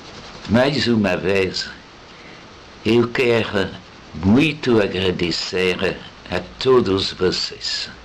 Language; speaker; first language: Portuguese; non-native, fluent; French